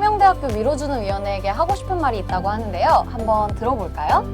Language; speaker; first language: Korean; native; Korean